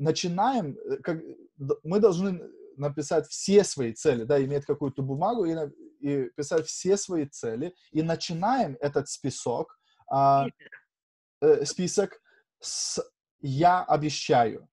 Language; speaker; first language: Russian; non-native, fluent; Lithuanian